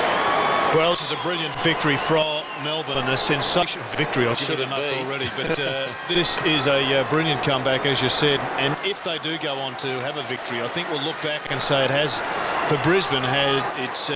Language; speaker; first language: English; native; English